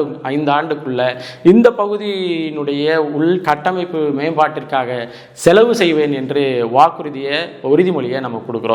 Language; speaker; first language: Tamil; native; Tamil